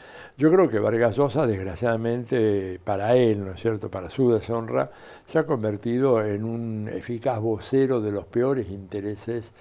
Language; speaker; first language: Spanish; native; Spanish